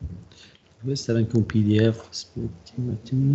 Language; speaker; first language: Italian; non-native, fluent; Persian